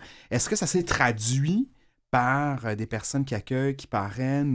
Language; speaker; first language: French; native; French